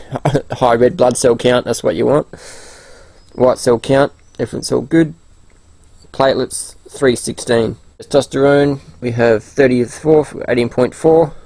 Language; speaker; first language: English; native; English